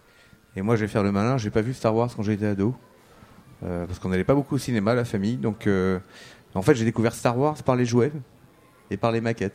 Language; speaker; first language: French; native; French